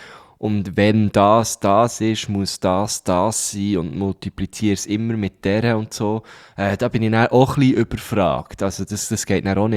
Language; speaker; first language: German; native; German